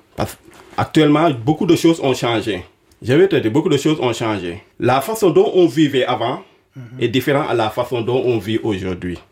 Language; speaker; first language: French; non-native, local second language; Wolof